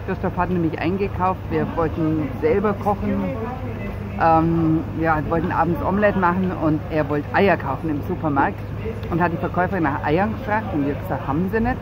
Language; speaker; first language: German; native; German